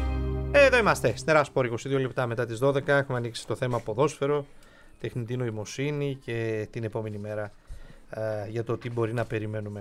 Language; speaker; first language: Greek; native; Greek